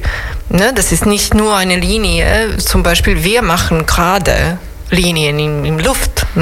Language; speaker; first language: German; non-native, fluent; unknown